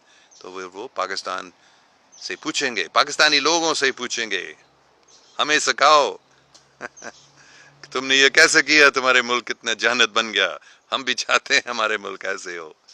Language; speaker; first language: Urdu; non-native, fluent; English